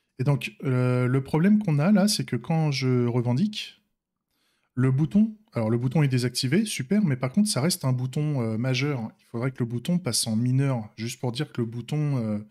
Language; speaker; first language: French; native; French